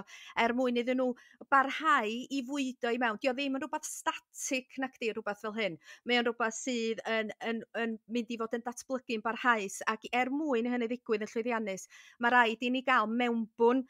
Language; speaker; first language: Welsh; native; Welsh